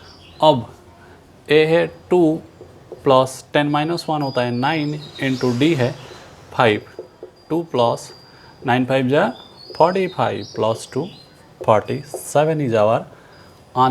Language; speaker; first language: Hindi; non-native, local second language; Odia